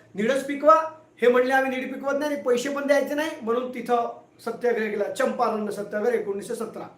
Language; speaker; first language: Marathi; non-native, local second language; Hindi